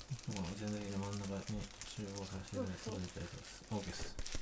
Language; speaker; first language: Japanese; native; Japanese